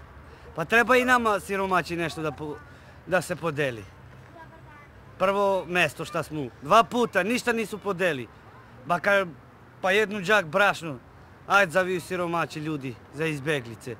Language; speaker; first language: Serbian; non-native, local second language; Romany